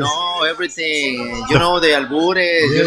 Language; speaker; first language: English; non-native, fluent; Spanish